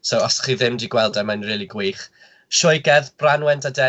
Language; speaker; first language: Welsh; non-native, local second language; English